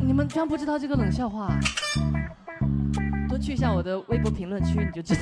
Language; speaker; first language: Chinese; native; Chinese